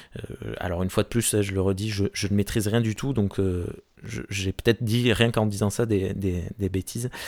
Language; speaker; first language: French; native; French